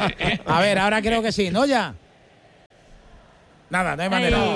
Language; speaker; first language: Spanish; native; Spanish